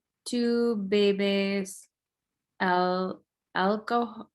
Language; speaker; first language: Spanish; non-native, learner; English